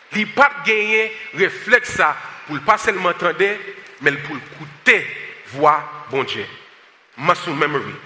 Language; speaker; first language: French; non-native, local second language; Haitian Creole